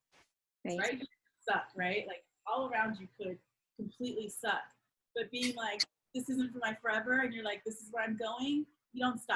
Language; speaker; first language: English; native; English